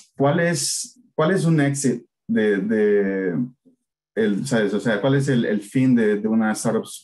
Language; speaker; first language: Spanish; native; Spanish